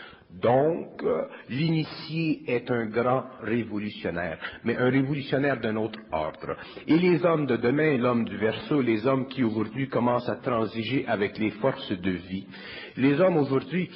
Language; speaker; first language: French; native; French